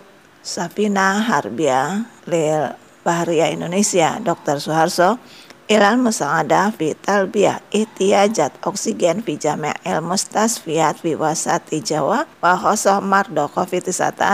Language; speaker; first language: Arabic; non-native, fluent; Indonesian